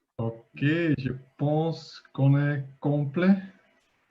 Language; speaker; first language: French; non-native, fluent; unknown